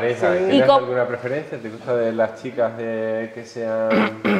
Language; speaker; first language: Spanish; native; Spanish